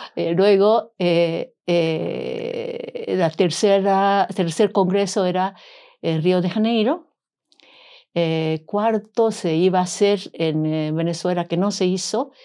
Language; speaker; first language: Spanish; non-native, fluent; Japanese